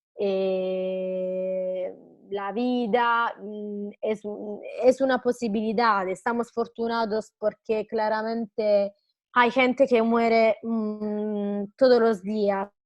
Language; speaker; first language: Spanish; non-native, fluent; Italian